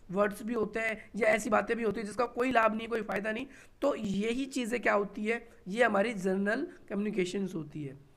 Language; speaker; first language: Hindi; native; Hindi